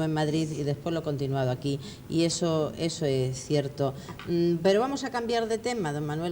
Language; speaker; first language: Spanish; native; Spanish